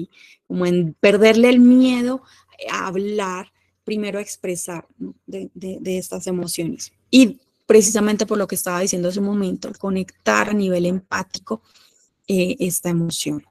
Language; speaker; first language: Spanish; native; Spanish